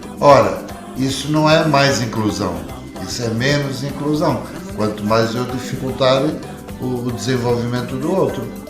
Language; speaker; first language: Portuguese; native; Portuguese